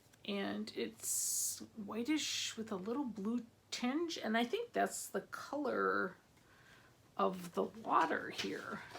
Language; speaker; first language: English; native; English